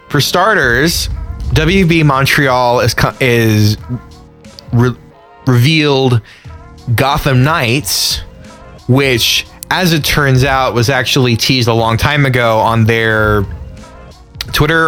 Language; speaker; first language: English; native; English